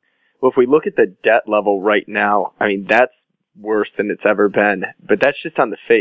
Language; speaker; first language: English; native; English